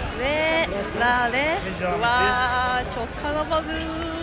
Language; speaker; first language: Turkish; non-native, learner; Japanese